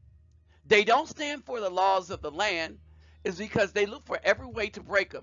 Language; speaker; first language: English; native; English